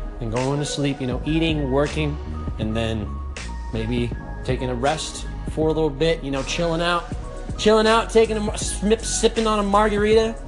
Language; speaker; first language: English; early bilingual, other home language; Spanish